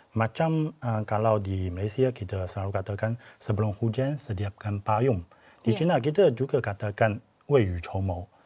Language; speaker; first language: Malay; non-native, fluent; Chinese